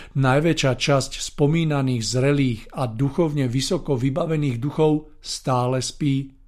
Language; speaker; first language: Slovak; native; Slovak